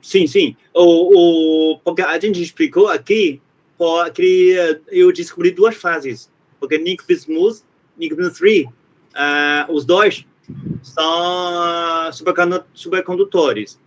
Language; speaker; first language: Portuguese; non-native, fluent; Chinese